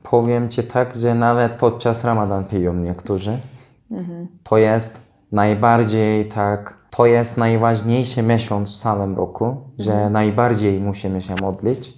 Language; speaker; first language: Polish; non-native, fluent; Turkish